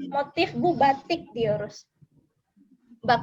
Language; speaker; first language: Turkish; non-native, learner; Indonesian